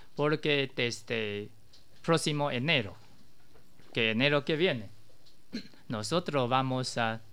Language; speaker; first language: Spanish; non-native, learner; Chinese